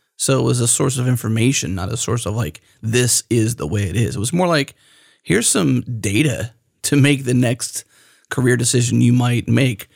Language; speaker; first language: English; native; English